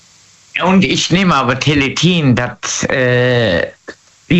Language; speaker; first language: German; native; German